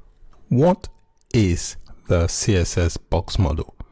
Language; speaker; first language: English; native; English